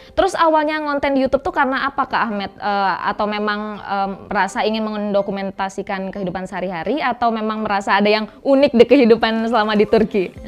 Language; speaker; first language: Indonesian; native; Indonesian